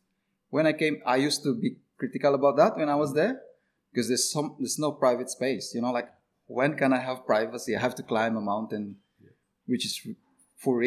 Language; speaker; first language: English; non-native, local second language; Cebuano